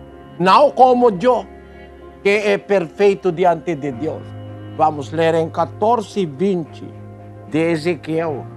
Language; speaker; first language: Portuguese; non-native, learner; Filipino